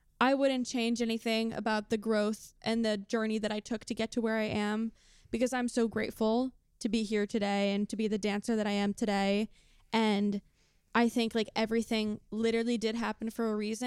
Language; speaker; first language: English; native; English